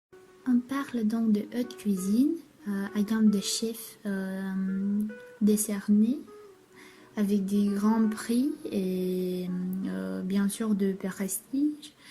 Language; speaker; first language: French; non-native, learner; Romanian